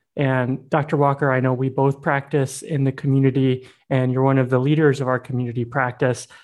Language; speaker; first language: English; early bilingual, other home language; Burmese